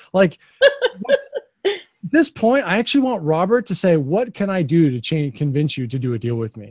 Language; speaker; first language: English; native; English